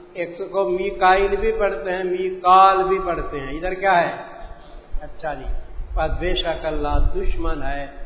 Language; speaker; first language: Urdu; non-native, local second language; Punjabi